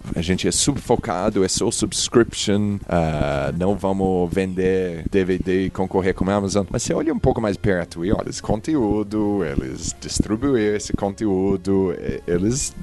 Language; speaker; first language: Portuguese; non-native, fluent; English